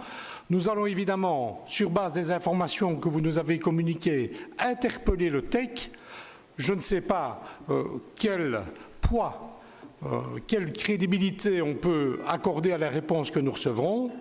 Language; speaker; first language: French; native; French